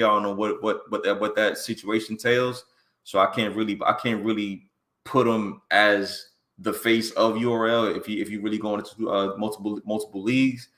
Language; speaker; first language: English; native; English